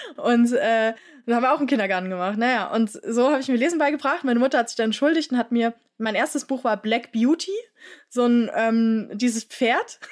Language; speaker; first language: German; native; German